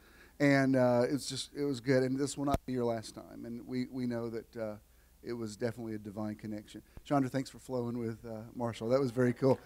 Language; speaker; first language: English; native; English